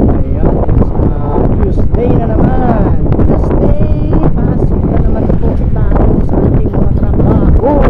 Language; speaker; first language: Filipino; native; Filipino